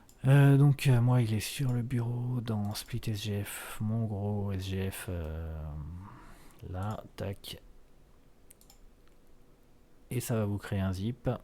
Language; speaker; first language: French; native; French